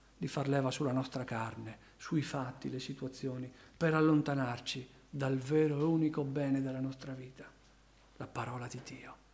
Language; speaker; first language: Italian; native; Italian